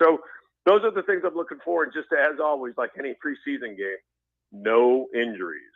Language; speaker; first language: English; native; English